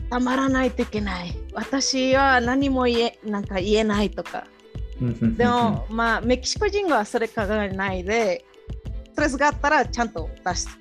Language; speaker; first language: Japanese; non-native, fluent; Spanish